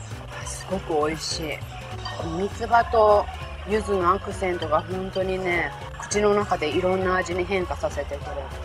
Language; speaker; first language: Japanese; native; Japanese